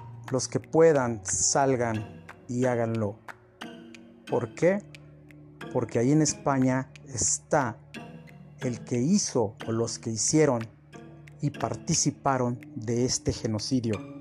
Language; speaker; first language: Spanish; native; Spanish